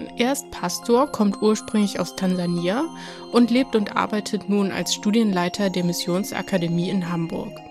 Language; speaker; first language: German; native; German